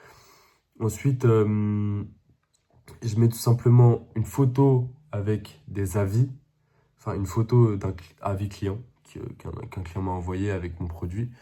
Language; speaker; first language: French; native; French